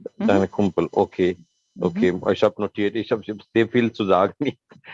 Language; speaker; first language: German; non-native, learner; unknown